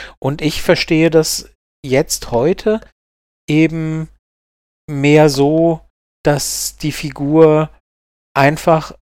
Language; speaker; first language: German; native; German